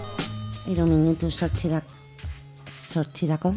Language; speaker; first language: Basque; non-native, local second language; Spanish